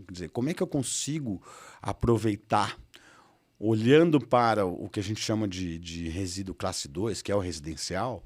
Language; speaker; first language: Portuguese; native; Portuguese